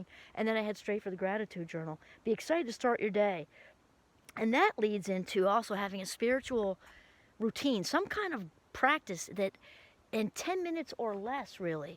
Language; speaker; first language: English; native; English